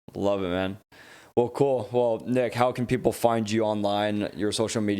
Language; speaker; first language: English; native; English